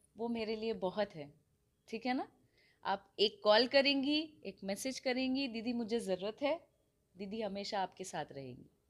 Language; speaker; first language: Hindi; native; Hindi